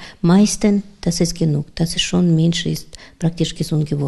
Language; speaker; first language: German; non-native, learner; Russian